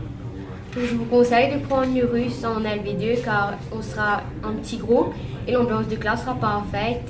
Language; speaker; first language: French; non-native, local second language; Morisyen